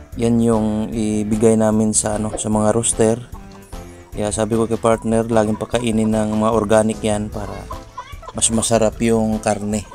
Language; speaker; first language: Filipino; non-native, local second language; Cebuano